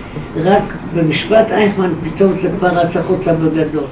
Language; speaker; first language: Hebrew; non-native, fluent; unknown